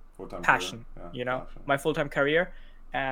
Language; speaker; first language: English; non-native, local second language; Urdu